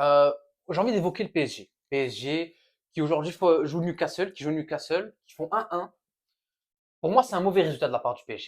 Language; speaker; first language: French; native; French